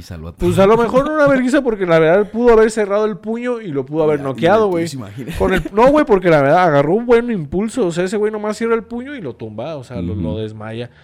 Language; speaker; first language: Spanish; native; Spanish